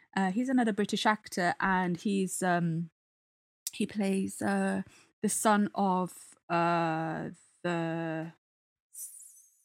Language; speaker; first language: English; non-native, fluent; Italian